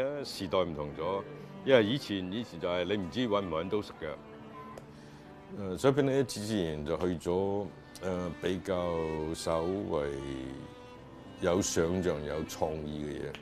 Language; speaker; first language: Chinese; native; Chinese